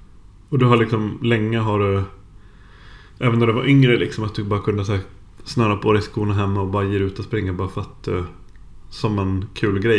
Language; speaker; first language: Swedish; native; Swedish